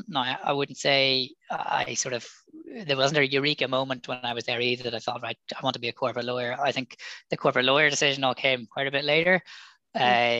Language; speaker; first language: English; native; English